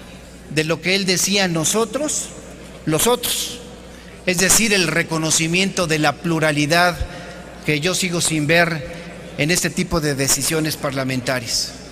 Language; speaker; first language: Spanish; native; Spanish